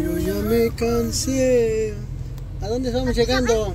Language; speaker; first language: Spanish; native; Spanish